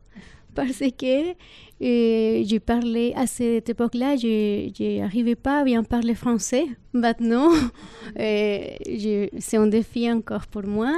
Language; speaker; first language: French; non-native, fluent; Spanish